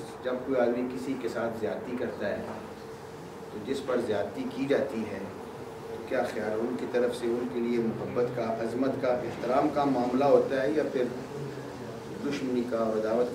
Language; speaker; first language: Urdu; native; Urdu